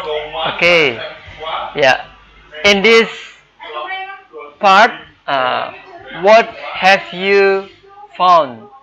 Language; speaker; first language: English; non-native, fluent; Indonesian